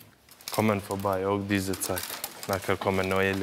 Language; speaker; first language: German; non-native, learner; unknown